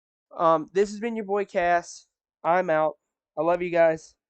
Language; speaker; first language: English; native; English